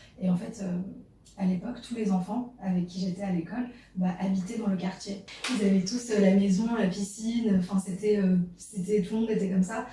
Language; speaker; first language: French; early bilingual, other home language; Arabic